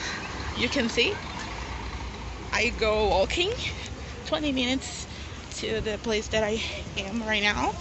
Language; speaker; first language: English; non-native, learner; Portuguese